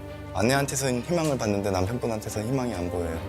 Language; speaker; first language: Korean; native; Korean